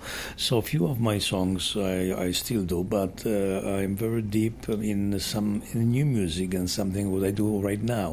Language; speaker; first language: English; non-native, fluent; Polish